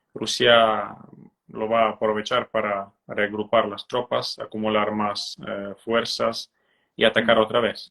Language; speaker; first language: Spanish; non-native, fluent; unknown